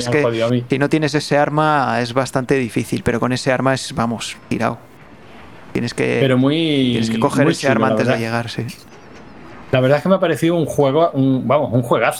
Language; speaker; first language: Spanish; native; Spanish